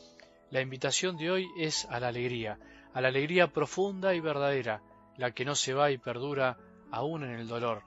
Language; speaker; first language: Spanish; native; Spanish